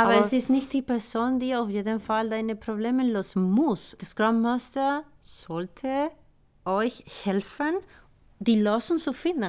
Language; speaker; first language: German; non-native, fluent; Spanish